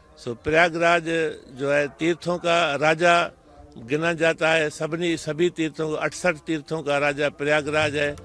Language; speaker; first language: Urdu; non-native, local second language; Sindhi